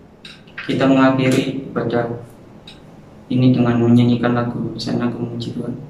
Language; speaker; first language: Indonesian; native; Indonesian